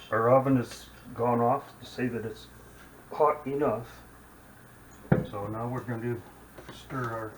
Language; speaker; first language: English; native; English